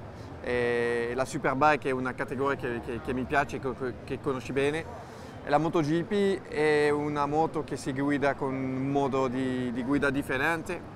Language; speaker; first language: Italian; non-native, fluent; French